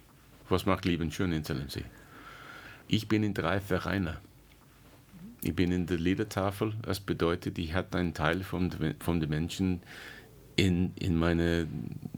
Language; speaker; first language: German; non-native, fluent; English